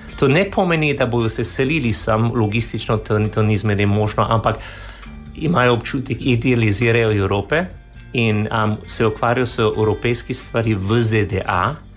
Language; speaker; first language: Slovenian; non-native, fluent; English